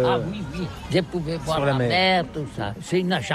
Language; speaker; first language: French; non-native, learner; Catalan